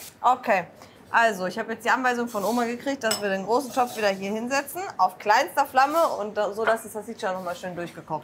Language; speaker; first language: German; native; German